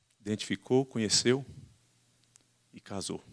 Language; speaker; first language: Portuguese; native; Portuguese